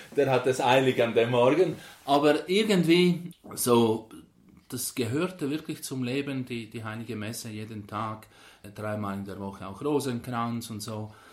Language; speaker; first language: German; non-native, local second language; Italian